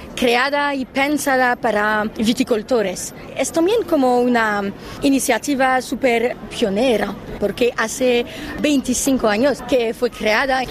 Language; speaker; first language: Spanish; non-native, fluent; French